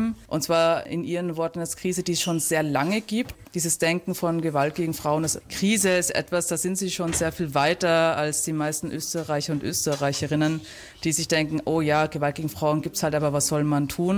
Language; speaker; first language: German; native; German